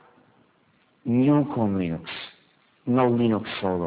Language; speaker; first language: Spanish; non-native, fluent; English